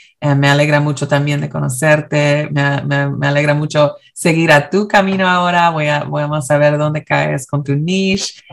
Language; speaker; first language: Spanish; early bilingual, heritage; Spanish